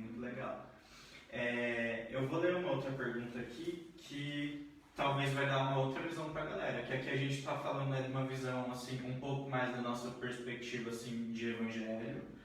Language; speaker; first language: Portuguese; native; Portuguese